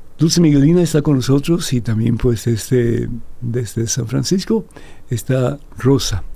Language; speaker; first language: Spanish; native; Spanish